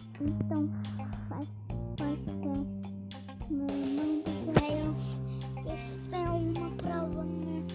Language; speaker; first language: Portuguese; non-native, learner; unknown